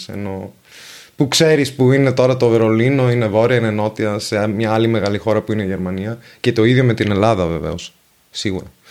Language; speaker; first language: Greek; non-native, fluent; Venetian